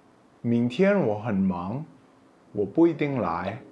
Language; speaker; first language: Chinese; non-native, local second language; Indonesian